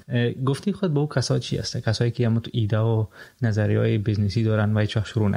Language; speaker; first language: Persian; native; Persian